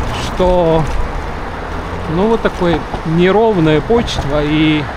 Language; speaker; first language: Russian; non-native, local second language; Estonian